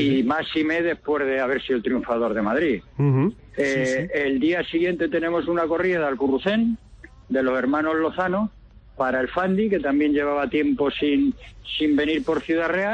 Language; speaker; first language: Spanish; native; Spanish